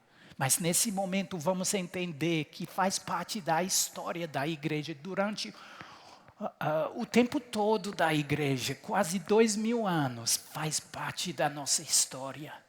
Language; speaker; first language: Portuguese; non-native, fluent; English